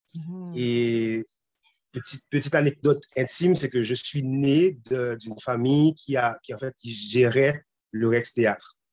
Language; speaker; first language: French; non-native, local second language; Haitian Creole